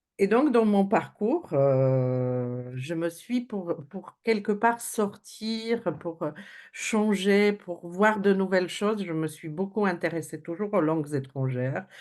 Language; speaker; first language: French; non-native, fluent; Polish